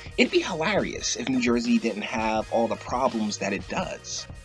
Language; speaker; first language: English; native; English